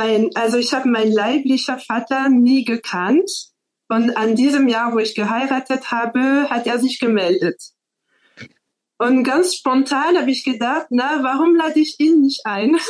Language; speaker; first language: German; non-native, fluent; French